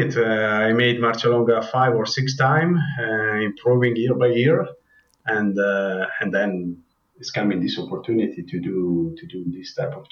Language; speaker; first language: English; non-native, learner; Italian